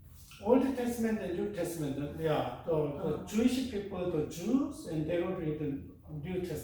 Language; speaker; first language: English; non-native, fluent; Korean